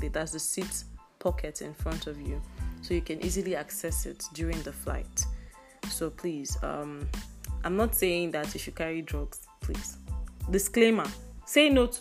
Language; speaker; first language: English; non-native, local second language; Yoruba